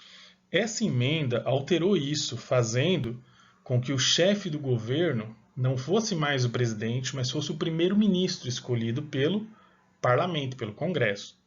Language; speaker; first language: Portuguese; native; Portuguese